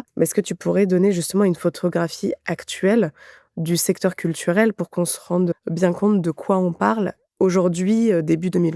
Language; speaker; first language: French; native; French